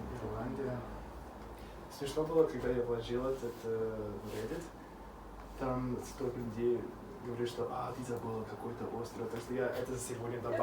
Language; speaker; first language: Russian; non-native, fluent; English